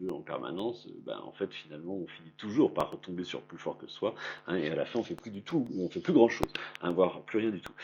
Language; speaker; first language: French; native; French